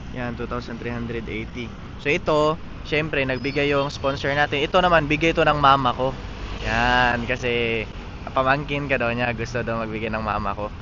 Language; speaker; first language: Filipino; non-native, local second language; Cebuano